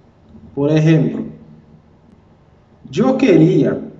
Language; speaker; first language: Spanish; non-native, fluent; Haitian Creole